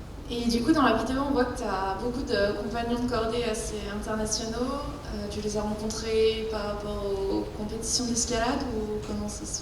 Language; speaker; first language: French; native; French